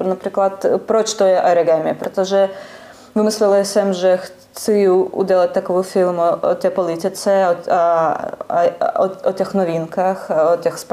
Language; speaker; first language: Czech; non-native, learner; Russian